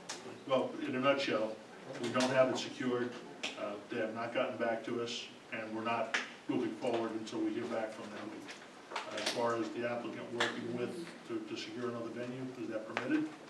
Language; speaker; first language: English; native; English